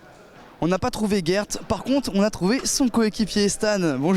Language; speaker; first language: French; native; French